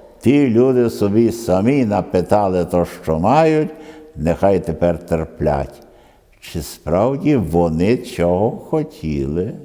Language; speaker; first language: Ukrainian; early bilingual, other home language; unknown